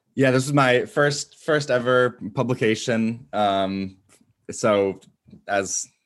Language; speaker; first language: English; native; English